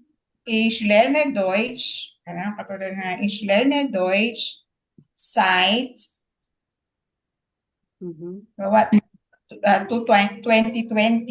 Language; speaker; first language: German; non-native, learner; Filipino